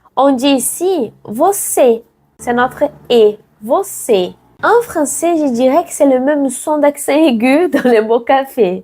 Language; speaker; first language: French; non-native, fluent; Portuguese